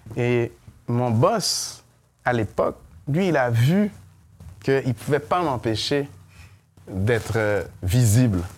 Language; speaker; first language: French; early bilingual, other home language; Haitian Creole